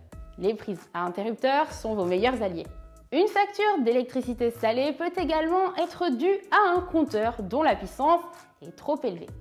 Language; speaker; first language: French; native; French